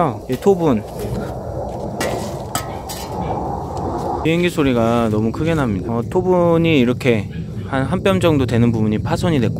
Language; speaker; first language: Korean; native; Korean